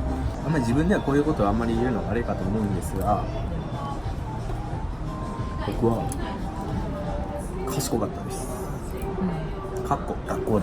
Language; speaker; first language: Japanese; native; Japanese